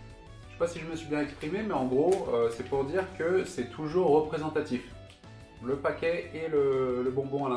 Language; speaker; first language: French; native; French